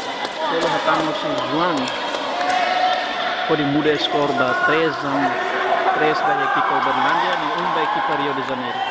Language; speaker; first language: Portuguese; non-native, local second language; Tetum